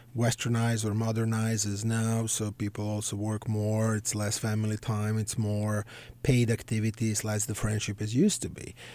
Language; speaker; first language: English; non-native, fluent; Serbian